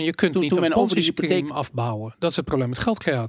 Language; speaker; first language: Dutch; native; Dutch